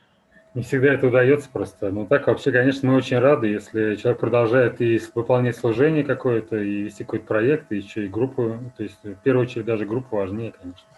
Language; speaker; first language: Russian; native; Russian